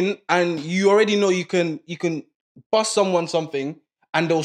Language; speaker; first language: English; non-native, local second language; Yoruba